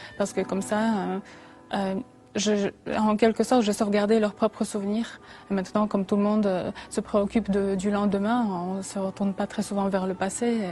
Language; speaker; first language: French; non-native, fluent; Polish